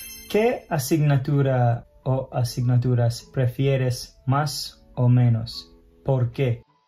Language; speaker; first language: Spanish; non-native, fluent; English